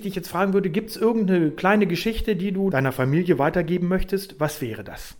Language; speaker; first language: German; native; German